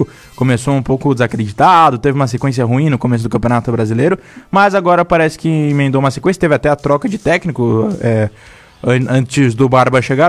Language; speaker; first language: Portuguese; native; Portuguese